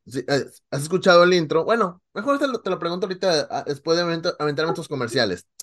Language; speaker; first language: Spanish; native; Spanish